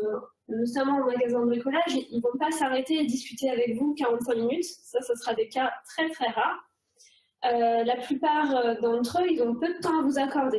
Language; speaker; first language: French; native; French